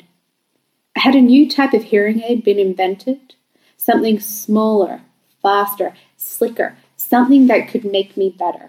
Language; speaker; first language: English; native; English